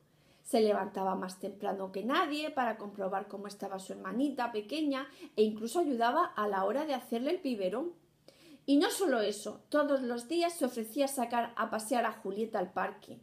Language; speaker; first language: Spanish; native; Spanish